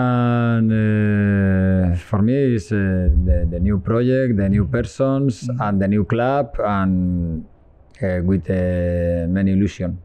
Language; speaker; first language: English; non-native, learner; Spanish